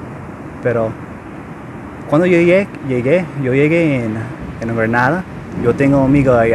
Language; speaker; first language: Spanish; non-native, learner; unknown